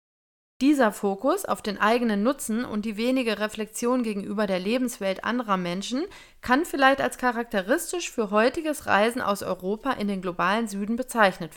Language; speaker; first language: German; native; German